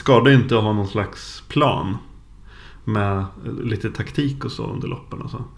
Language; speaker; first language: Swedish; native; Swedish